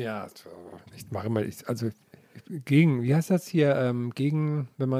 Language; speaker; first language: German; native; German